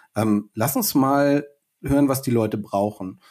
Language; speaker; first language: German; native; German